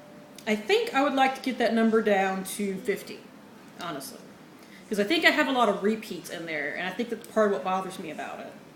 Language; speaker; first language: English; native; English